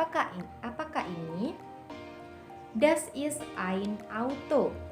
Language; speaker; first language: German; non-native, learner; Indonesian